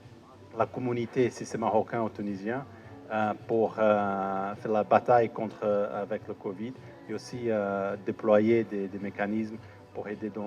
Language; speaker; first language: French; non-native, fluent; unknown